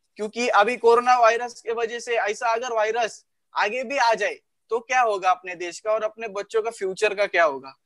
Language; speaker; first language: Hindi; non-native, local second language; Marathi